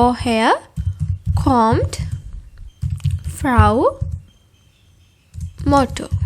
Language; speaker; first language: German; non-native, fluent; Sinhala